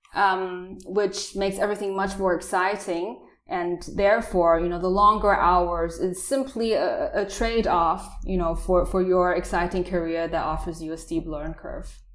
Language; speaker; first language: English; non-native, fluent; Chinese